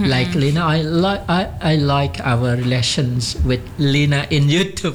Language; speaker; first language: English; non-native, learner; Indonesian